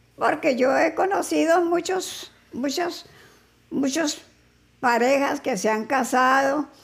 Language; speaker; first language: Spanish; native; Spanish